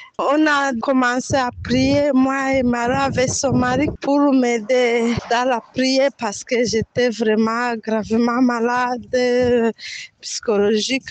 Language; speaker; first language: French; non-native, local second language; Swahili